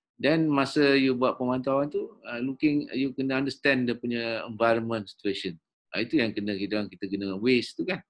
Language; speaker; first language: Malay; native; Malay